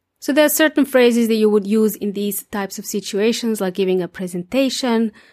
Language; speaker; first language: English; non-native, fluent; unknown